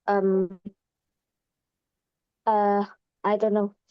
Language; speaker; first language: English; non-native, learner; Vietnamese